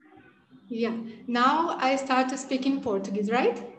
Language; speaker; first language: English; non-native, fluent; Portuguese